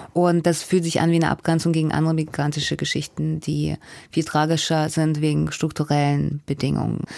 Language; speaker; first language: German; early bilingual, other home language; Russian